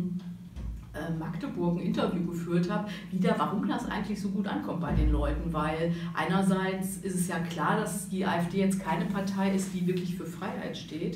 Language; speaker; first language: German; native; German